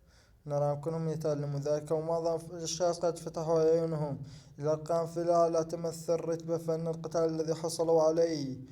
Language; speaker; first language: Arabic; native; Arabic